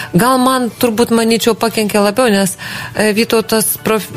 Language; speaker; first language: Lithuanian; native; Lithuanian